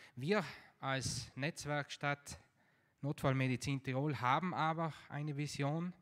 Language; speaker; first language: German; native; German